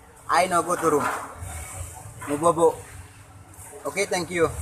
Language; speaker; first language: English; non-native, learner; Achinese